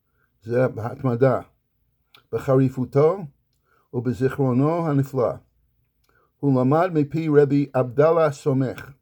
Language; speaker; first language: Hebrew; non-native, fluent; English